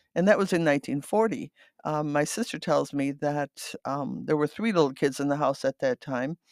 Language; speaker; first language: English; non-native, fluent; Dutch